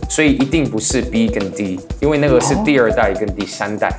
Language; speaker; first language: Chinese; non-native, fluent; English